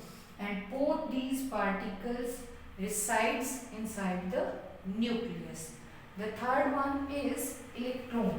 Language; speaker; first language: English; non-native, local second language; Hindi